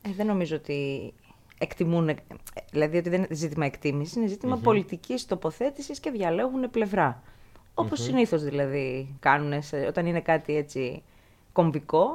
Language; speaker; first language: Greek; native; Greek